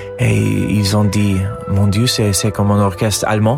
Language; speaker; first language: French; non-native, fluent; English